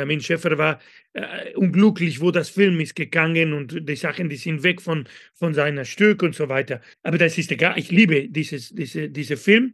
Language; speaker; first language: German; non-native, fluent; Spanish